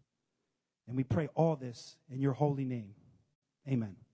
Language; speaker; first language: English; native; English